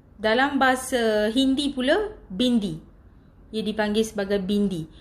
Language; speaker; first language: Malay; non-native, local second language; Tamil